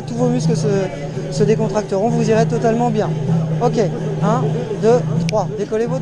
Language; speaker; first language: French; native; French